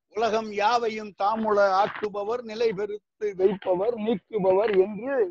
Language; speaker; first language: Tamil; native; Tamil